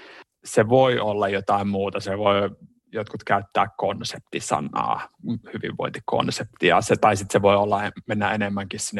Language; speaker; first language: Finnish; native; Finnish